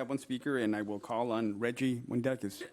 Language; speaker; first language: English; native; English